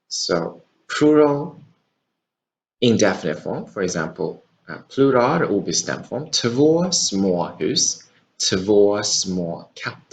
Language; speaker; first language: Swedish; non-native, fluent; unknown